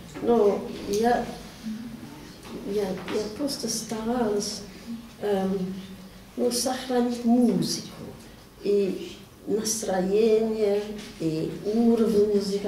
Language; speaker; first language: Russian; non-native, learner; English